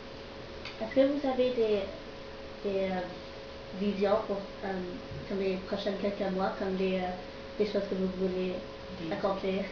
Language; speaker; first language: French; non-native, learner; English